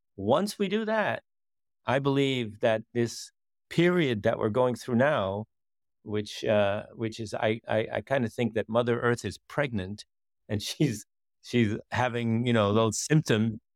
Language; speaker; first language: English; early bilingual, other home language; Dutch